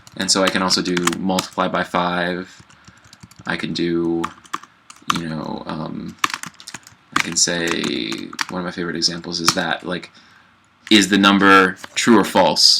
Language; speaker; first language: English; native; English